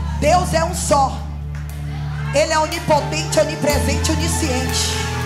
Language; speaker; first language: Portuguese; native; Portuguese